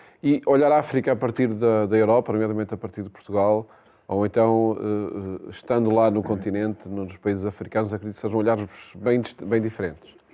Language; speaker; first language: Portuguese; native; Portuguese